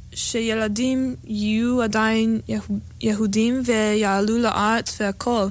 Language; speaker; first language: Hebrew; non-native, fluent; English